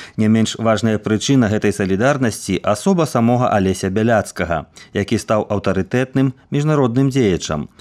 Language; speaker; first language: Belarusian; native; Belarusian